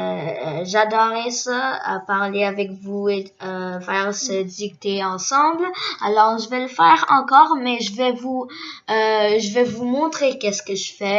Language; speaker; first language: French; early bilingual, other home language; Korean